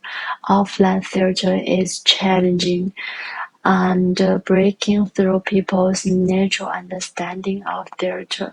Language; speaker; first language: English; non-native, learner; Chinese